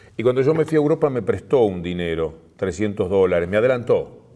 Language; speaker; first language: Spanish; native; Spanish